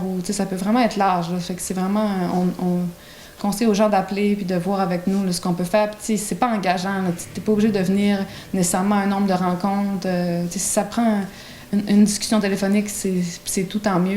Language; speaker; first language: French; native; French